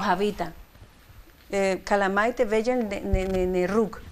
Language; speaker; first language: Albanian; non-native, learner; Spanish